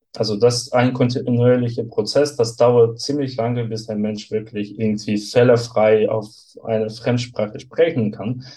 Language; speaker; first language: German; non-native, fluent; Russian